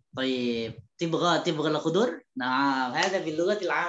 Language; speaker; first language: Arabic; non-native, fluent; Indonesian